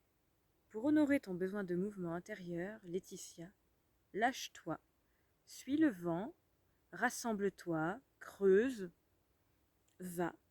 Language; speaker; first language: French; native; French